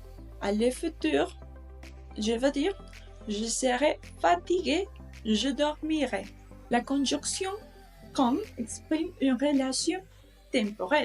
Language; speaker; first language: French; non-native, learner; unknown